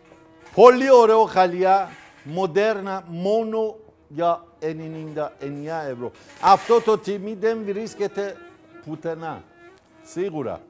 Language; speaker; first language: Greek; non-native, fluent; Persian